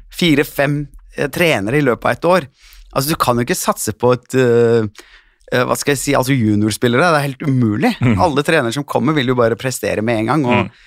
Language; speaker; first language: Norwegian; early bilingual, other home language; Turkish